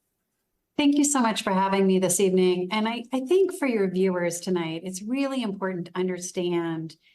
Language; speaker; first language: English; native; English